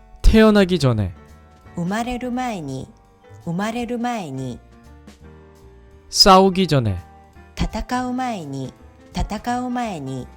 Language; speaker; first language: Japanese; non-native, fluent; Korean